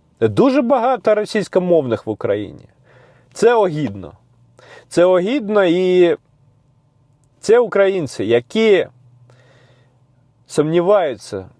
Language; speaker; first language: Ukrainian; non-native, learner; Russian